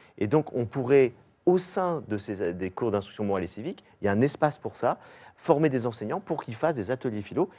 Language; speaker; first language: French; native; French